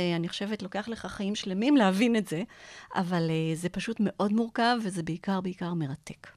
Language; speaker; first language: Hebrew; non-native, fluent; Arabic